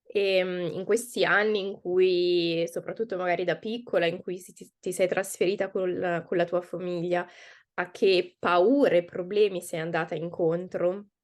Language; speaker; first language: Italian; native; Italian